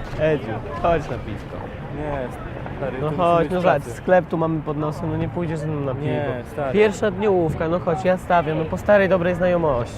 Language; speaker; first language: Polish; native; Polish